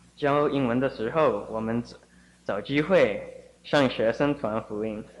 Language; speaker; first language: Chinese; early bilingual, heritage; Chinese